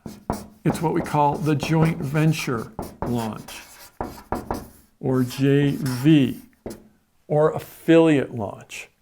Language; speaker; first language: English; native; English